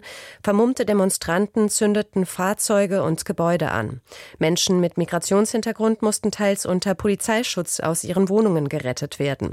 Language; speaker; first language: German; native; German